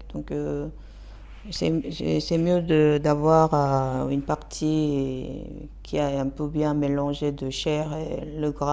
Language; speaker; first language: French; non-native, fluent; Korean